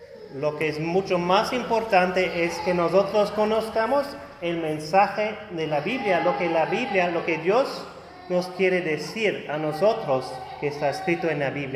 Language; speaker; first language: Spanish; non-native, fluent; German